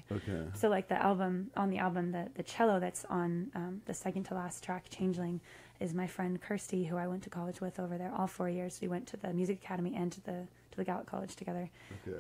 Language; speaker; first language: English; native; English